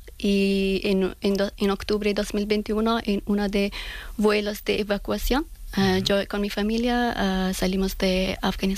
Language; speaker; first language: Spanish; non-native, learner; Persian